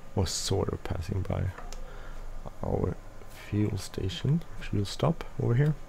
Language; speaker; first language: English; non-native, fluent; Swedish